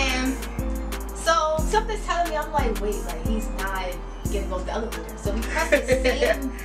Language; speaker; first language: English; native; English